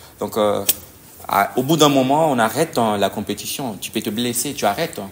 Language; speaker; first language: French; non-native, local second language; Lingala